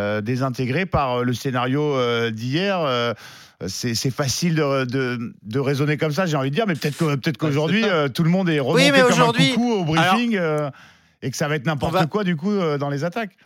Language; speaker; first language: French; native; French